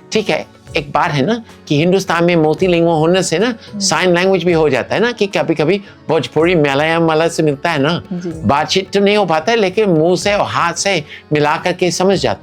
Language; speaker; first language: Hindi; non-native, fluent; English